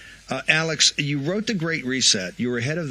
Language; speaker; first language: English; native; English